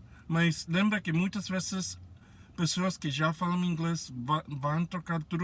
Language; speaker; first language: Portuguese; non-native, fluent; Spanish